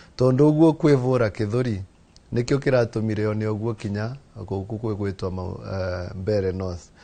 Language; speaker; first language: Kikuyu; non-native, local second language; Embu